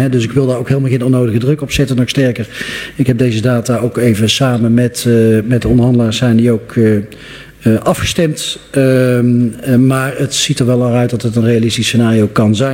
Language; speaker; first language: Dutch; native; Dutch